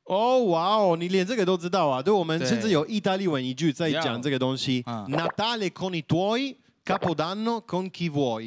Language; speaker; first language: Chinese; non-native, fluent; Italian